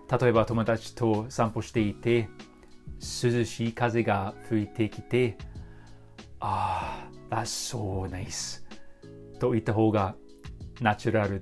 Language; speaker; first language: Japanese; non-native, fluent; English